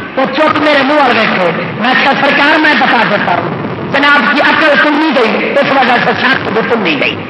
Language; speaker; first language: Urdu; non-native, local second language; Saraiki